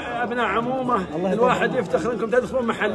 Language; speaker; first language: Arabic; native; Arabic